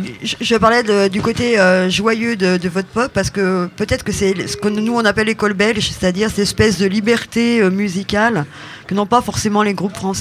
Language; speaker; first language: French; native; French